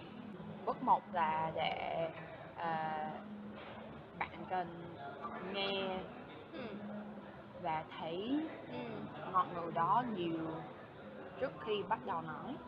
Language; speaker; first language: Vietnamese; non-native, fluent; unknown